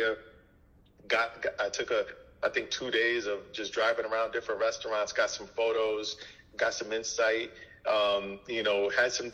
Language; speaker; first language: English; early bilingual, other home language; Haitian Creole